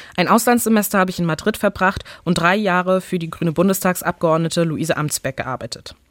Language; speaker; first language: German; early bilingual, other home language; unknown